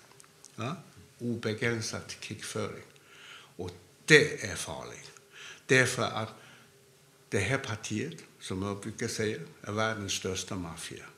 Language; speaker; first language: Swedish; non-native, fluent; Cantonese